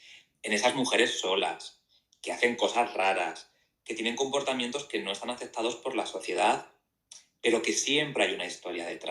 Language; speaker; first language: Spanish; native; Spanish